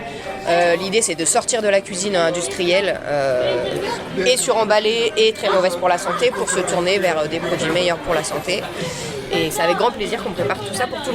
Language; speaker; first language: French; native; French